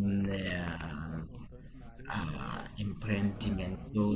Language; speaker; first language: Portuguese; native; Portuguese